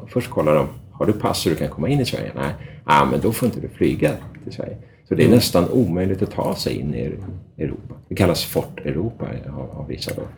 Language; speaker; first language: Swedish; native; Swedish